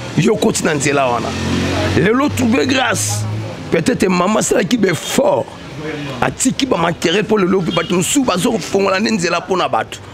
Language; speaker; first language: Lingala; native; Lingala